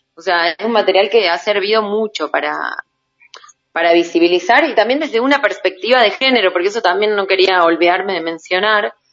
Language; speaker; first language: Spanish; native; Spanish